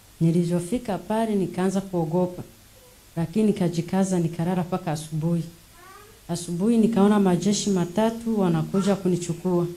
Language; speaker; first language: Swahili; non-native, local second language; Rundi